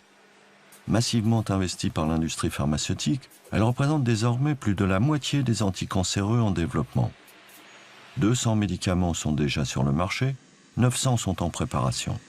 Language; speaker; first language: French; native; French